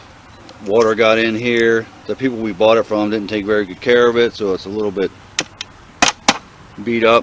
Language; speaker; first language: English; native; English